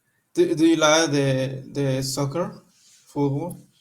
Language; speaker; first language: English; non-native, learner; Spanish